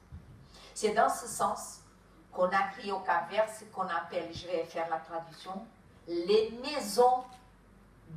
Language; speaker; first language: French; non-native, fluent; Kabuverdianu